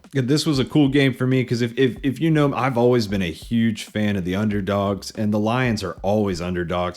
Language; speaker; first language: English; native; English